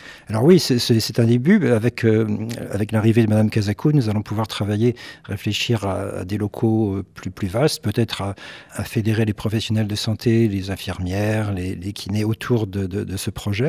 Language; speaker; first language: French; native; French